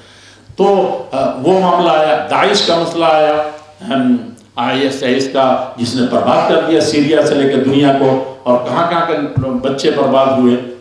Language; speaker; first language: Urdu; native; Urdu